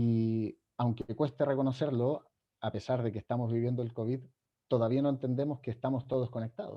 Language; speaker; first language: Spanish; native; Spanish